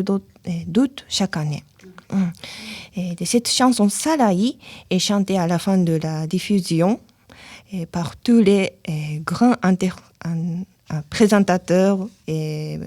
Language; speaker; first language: French; non-native, learner; Japanese